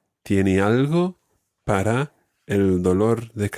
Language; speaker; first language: Spanish; non-native, fluent; English